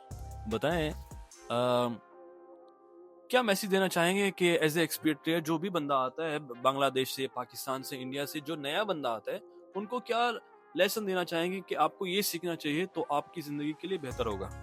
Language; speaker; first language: Hindi; native; Hindi